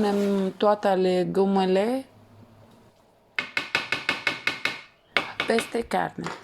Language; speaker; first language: Romanian; non-native, learner; Arabic